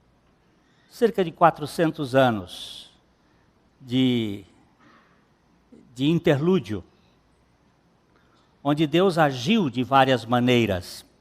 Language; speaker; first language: Portuguese; native; Portuguese